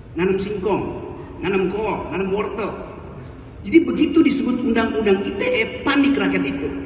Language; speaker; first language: Indonesian; native; Indonesian